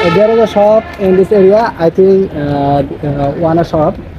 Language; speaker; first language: English; non-native, learner; Bangla